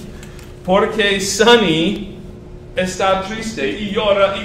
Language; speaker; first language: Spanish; non-native, fluent; English